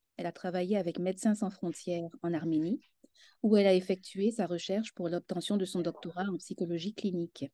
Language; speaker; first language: French; native; French